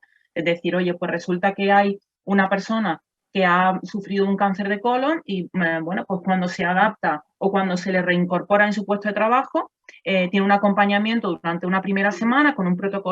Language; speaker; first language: Spanish; native; Spanish